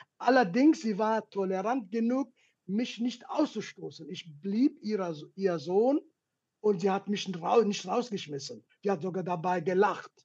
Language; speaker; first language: German; non-native, fluent; Kurdish